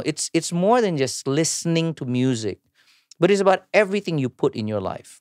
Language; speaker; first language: English; early bilingual, other home language; Indonesian